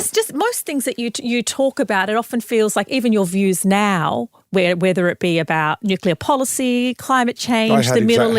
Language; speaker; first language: English; native; English